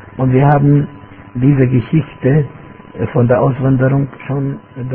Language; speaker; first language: German; non-native, fluent; Arabic